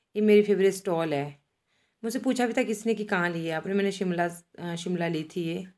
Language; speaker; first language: Hindi; native; Hindi